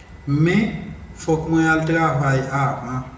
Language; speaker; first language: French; non-native, learner; Haitian Creole